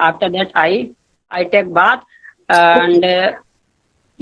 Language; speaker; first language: English; non-native, learner; Hindi